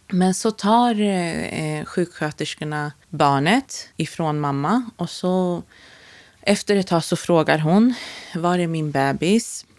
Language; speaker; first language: Swedish; native; Swedish